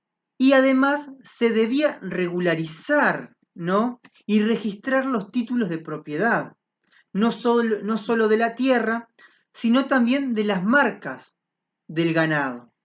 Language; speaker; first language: Spanish; native; Spanish